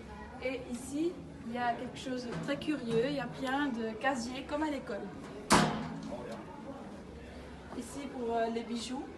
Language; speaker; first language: French; non-native, fluent; Dutch